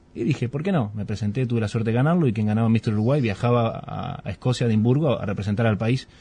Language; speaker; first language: Spanish; native; Spanish